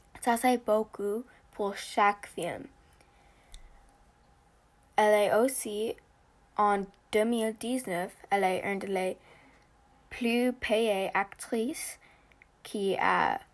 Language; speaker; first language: French; non-native, learner; English